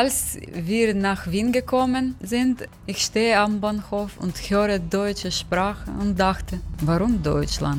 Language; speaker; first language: German; non-native, learner; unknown